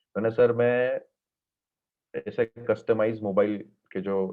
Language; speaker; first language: Hindi; non-native, local second language; Marathi